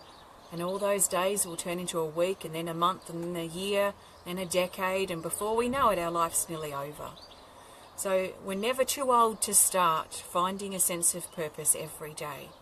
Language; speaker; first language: English; native; English